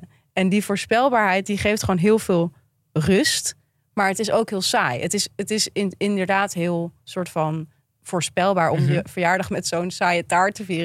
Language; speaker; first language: Dutch; native; Dutch